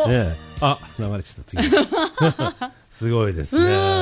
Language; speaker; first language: Japanese; native; Japanese